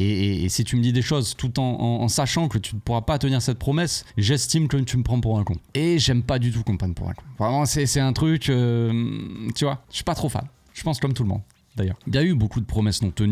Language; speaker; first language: French; native; French